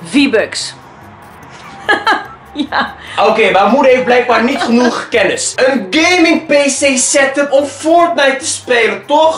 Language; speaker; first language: Dutch; native; Dutch